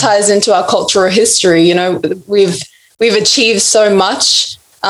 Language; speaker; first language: English; native; English